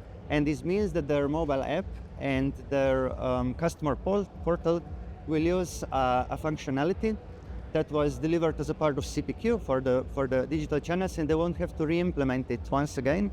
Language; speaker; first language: English; non-native, fluent; Slovenian